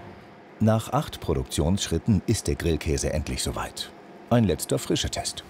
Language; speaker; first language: German; native; German